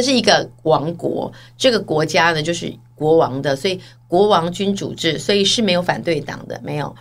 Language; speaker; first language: Chinese; native; Chinese